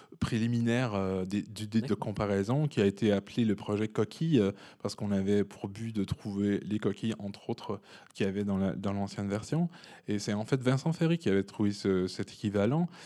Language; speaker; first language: French; native; French